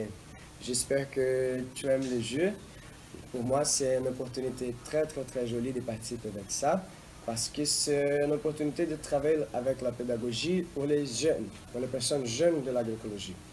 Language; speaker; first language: French; non-native, learner; Portuguese